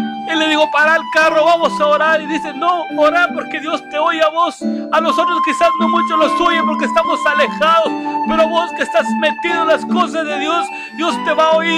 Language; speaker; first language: Spanish; native; Spanish